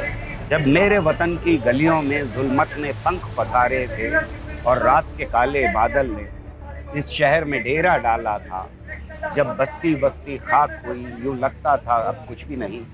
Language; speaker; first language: Hindi; native; Hindi